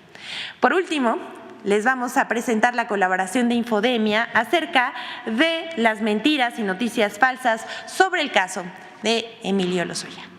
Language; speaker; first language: Spanish; native; Spanish